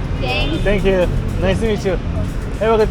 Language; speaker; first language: English; non-native, learner; Korean